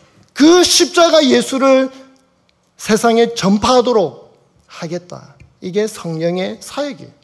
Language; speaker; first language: Korean; native; Korean